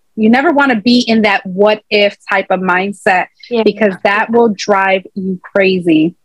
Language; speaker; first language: English; native; English